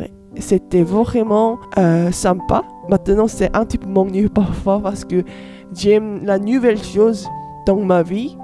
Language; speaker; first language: French; non-native, learner; Korean